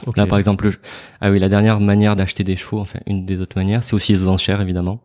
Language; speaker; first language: French; native; French